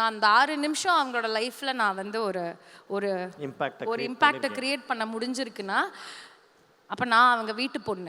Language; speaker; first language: Tamil; native; Tamil